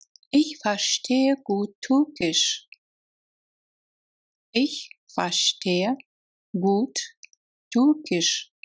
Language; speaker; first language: German; non-native, fluent; Russian